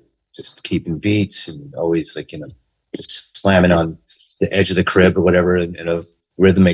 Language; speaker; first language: English; native; English